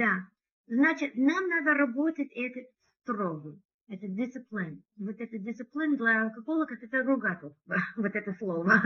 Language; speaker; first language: Russian; non-native, learner; English